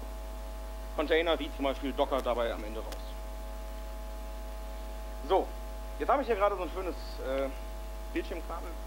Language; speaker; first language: German; native; German